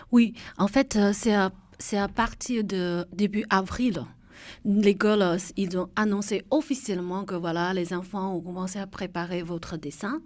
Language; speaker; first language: French; non-native, fluent; Chinese